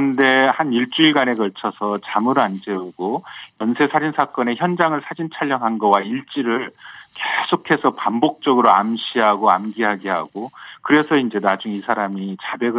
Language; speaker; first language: Korean; native; Korean